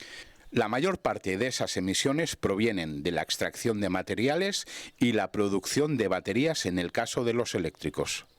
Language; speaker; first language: Spanish; native; Spanish